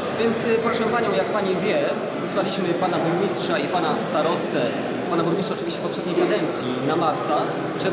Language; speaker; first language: Polish; native; Polish